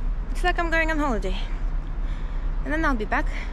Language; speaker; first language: English; non-native, fluent; Russian